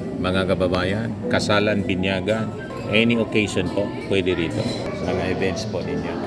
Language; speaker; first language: Filipino; non-native, local second language; Bikol